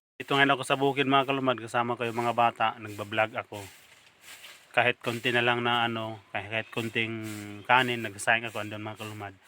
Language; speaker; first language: Filipino; non-native, local second language; Cebuano